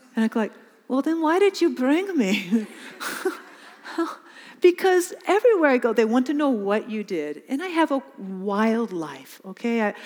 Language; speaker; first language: English; native; English